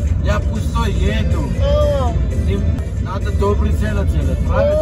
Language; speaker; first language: Russian; non-native, fluent; Armenian